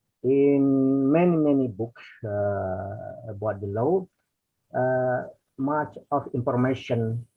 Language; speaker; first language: English; non-native, learner; Indonesian